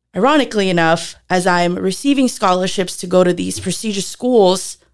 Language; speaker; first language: English; early bilingual, other home language; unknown